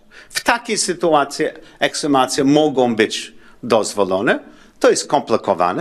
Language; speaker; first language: Polish; non-native, learner; English